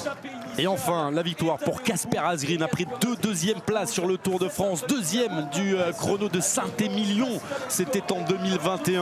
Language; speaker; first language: French; native; French